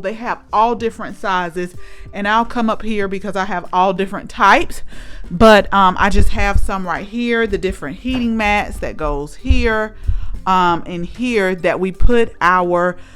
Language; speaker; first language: English; native; English